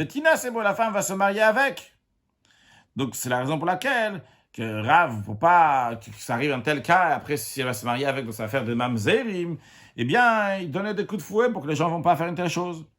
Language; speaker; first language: French; native; French